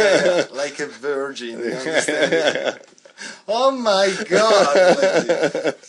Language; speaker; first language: English; non-native, learner; Italian